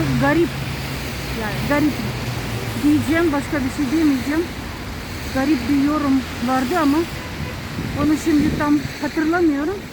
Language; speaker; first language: Turkish; non-native, fluent; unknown